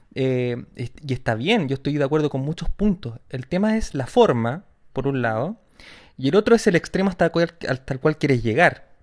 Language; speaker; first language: Spanish; native; Spanish